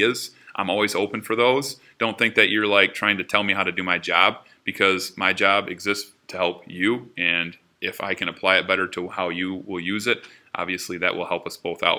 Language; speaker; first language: English; native; English